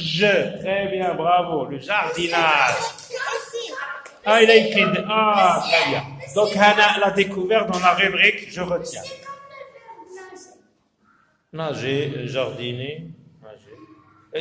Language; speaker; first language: French; non-native, local second language; Arabic